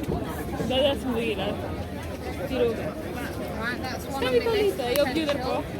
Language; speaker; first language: Swedish; non-native, learner; Polish